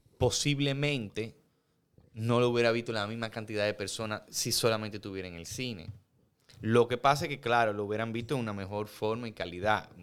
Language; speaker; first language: Spanish; native; Spanish